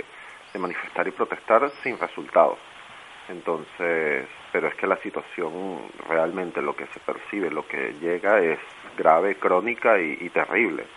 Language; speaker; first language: Spanish; native; Spanish